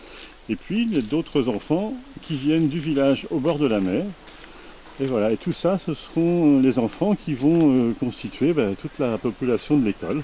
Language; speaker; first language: French; native; French